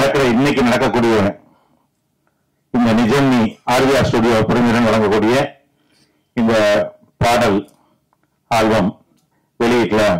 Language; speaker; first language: Tamil; native; Tamil